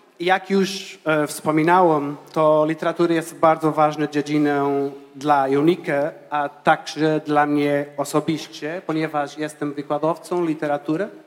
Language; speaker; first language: Polish; non-native, fluent; Portuguese